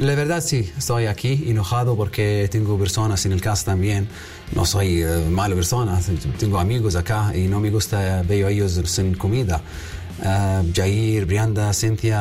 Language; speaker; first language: Spanish; non-native, learner; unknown